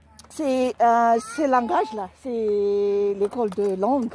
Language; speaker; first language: French; non-native, local second language; Malagasy